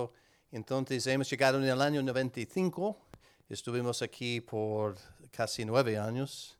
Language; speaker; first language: Spanish; non-native, learner; English